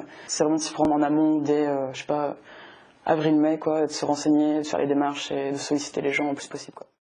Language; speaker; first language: French; native; French